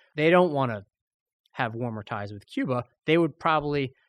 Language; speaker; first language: English; early bilingual, other home language; Spanish